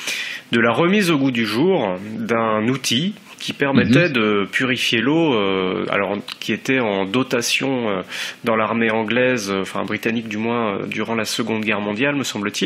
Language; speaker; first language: French; native; French